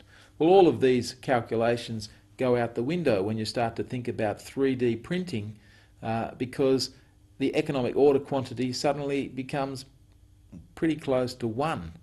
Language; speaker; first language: English; native; English